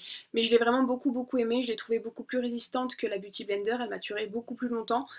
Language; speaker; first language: French; native; French